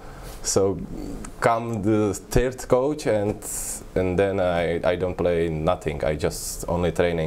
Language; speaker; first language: English; non-native, learner; Czech